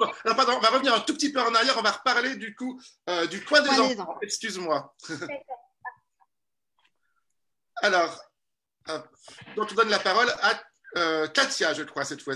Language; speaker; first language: French; native; French